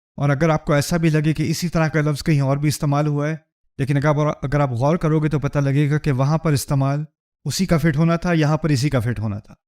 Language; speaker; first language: Urdu; early bilingual, heritage; Urdu